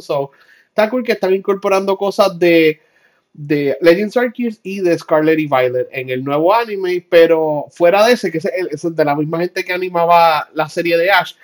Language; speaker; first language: Spanish; early bilingual, heritage; Spanish